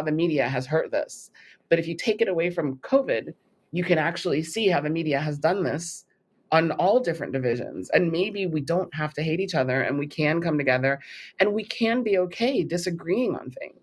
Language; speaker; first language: English; native; English